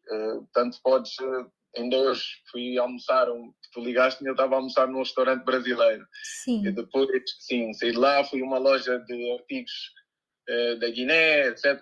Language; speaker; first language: Portuguese; early bilingual, other home language; Upper Guinea Crioulo